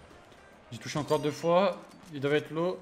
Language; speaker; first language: French; native; French